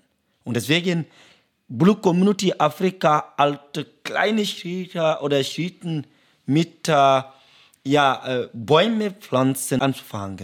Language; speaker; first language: German; non-native, learner; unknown